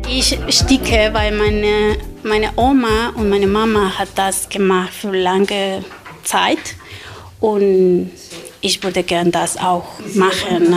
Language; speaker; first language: German; non-native, learner; Spanish